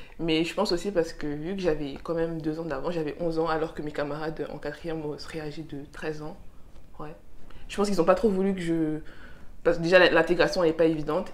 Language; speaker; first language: French; native; French